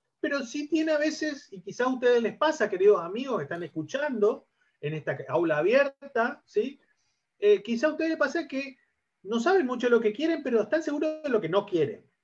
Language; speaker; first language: Spanish; native; Spanish